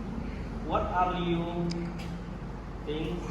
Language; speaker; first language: English; non-native, learner; Indonesian